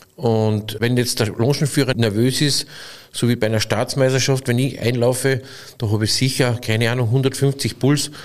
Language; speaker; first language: German; native; German